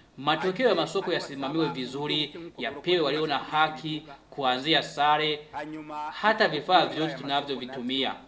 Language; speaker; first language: Swahili; non-native, local second language; Rundi